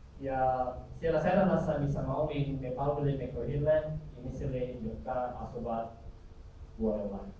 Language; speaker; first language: Finnish; non-native, learner; Filipino